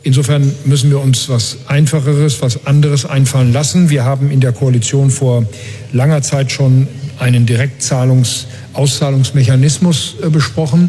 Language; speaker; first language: German; native; German